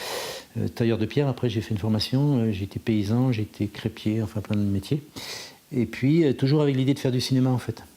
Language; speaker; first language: French; native; French